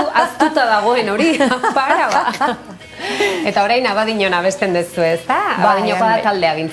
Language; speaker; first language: Basque; non-native, local second language; Spanish